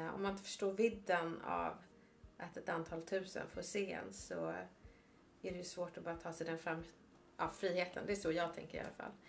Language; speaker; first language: Swedish; native; Swedish